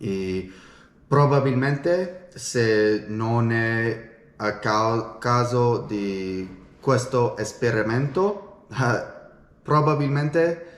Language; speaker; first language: Italian; non-native, learner; English